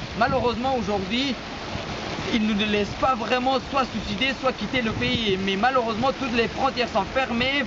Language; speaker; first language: French; non-native, fluent; Persian